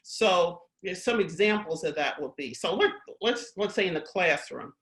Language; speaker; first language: English; native; English